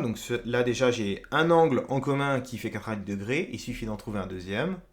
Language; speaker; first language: French; native; French